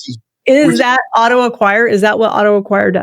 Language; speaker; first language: English; native; English